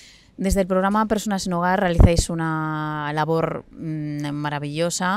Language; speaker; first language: Spanish; native; Spanish